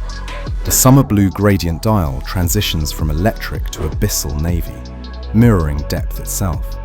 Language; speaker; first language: English; native; English